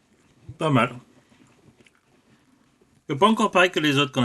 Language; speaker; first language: French; native; French